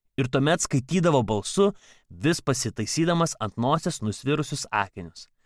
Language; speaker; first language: Lithuanian; native; Lithuanian